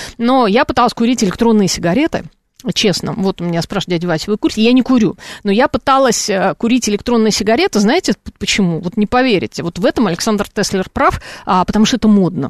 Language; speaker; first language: Russian; native; Russian